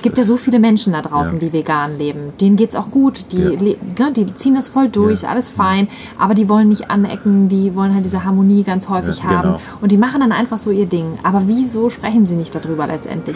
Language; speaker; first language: German; native; German